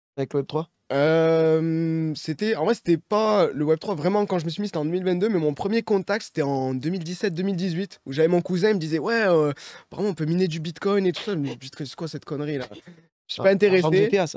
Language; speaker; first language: French; native; French